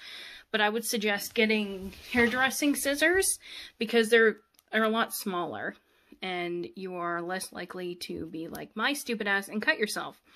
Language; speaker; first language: English; native; English